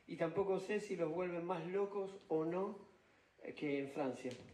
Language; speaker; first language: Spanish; non-native, learner; Italian